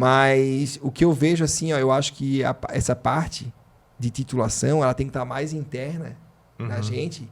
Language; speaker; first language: Portuguese; native; Portuguese